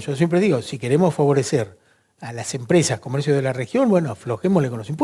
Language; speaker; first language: Spanish; native; Spanish